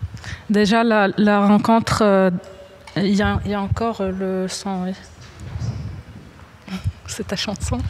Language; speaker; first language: French; non-native, local second language; Arabic